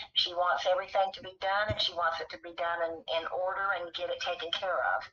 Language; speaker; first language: English; native; English